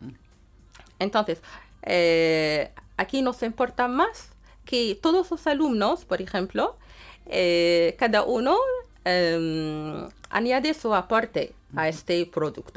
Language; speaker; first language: Spanish; non-native, fluent; Arabic